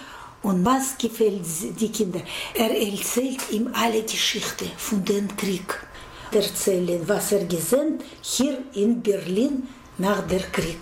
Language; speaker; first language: German; non-native, learner; Russian